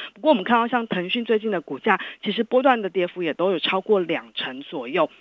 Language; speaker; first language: Chinese; native; Chinese